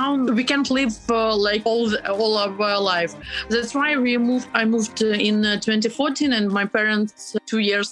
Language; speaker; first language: English; non-native, learner; Ukrainian